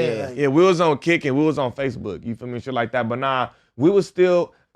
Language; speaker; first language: English; native; English